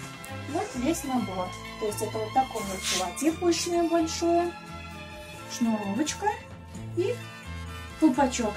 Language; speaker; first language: Russian; native; Russian